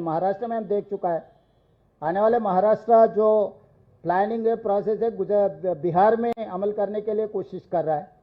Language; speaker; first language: Hindi; non-native, local second language; Telugu